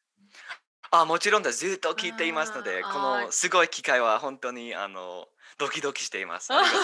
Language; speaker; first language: Japanese; non-native, fluent; English